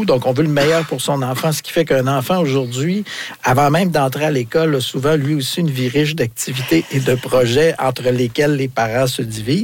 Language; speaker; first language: French; native; French